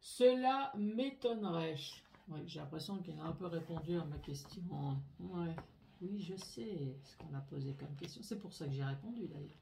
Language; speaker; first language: French; native; French